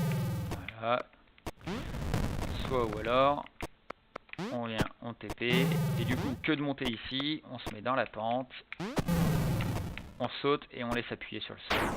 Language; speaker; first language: French; native; French